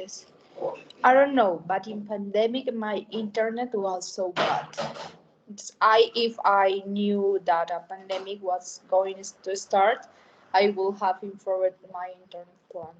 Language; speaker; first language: English; non-native, learner; Spanish